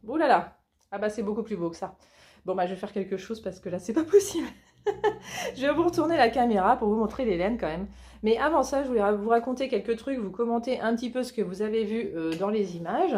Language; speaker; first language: French; native; French